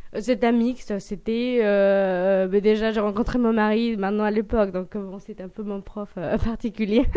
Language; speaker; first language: French; non-native, fluent; Spanish